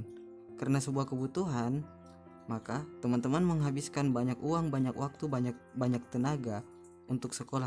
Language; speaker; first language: Indonesian; native; Indonesian